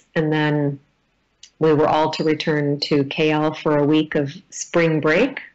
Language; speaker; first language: English; native; English